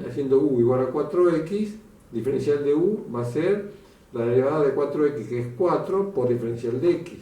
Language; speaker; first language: Spanish; native; Spanish